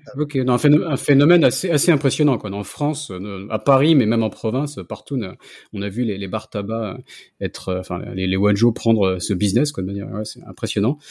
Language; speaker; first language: French; native; French